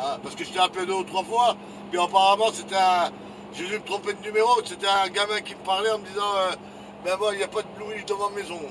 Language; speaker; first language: French; native; French